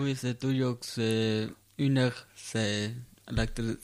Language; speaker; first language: French; non-native, learner; Punjabi